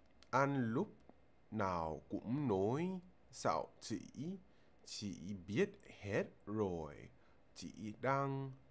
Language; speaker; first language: Vietnamese; non-native, learner; English